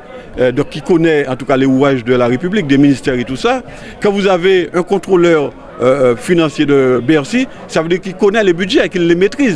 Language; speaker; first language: French; native; French